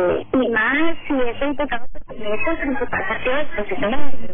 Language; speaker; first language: Spanish; native; Spanish